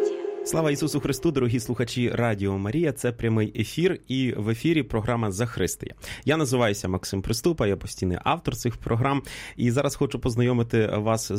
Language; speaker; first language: Ukrainian; native; Ukrainian